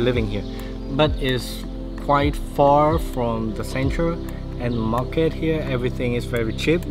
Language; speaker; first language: English; non-native, learner; Vietnamese